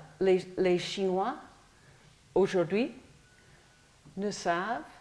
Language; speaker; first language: French; non-native, fluent; English